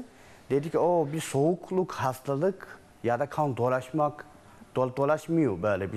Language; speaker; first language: Turkish; non-native, learner; Chinese